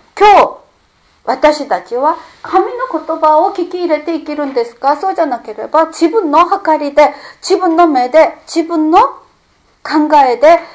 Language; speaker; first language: Japanese; non-native, fluent; Korean